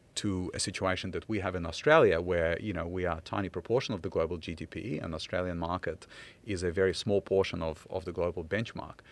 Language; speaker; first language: English; non-native, fluent; Ukrainian